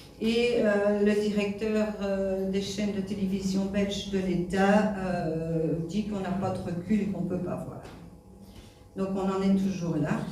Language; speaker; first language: French; native; French